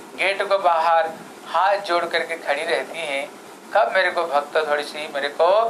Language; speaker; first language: Hindi; non-native, local second language; Odia